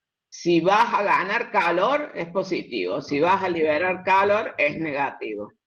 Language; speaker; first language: Spanish; native; Spanish